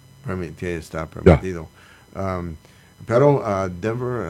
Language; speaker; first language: Spanish; non-native, learner; English